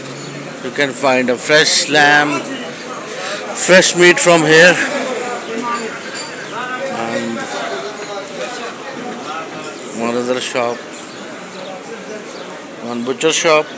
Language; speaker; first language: English; non-native, fluent; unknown